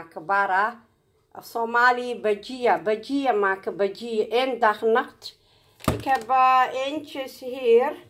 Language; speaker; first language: Dutch; non-native, learner; Somali